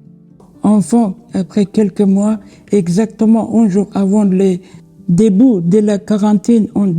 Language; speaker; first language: French; non-native, learner; Persian